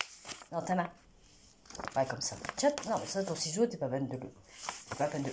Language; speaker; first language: French; native; French